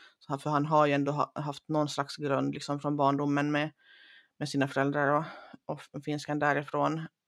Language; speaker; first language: Swedish; early bilingual, other home language; Finnish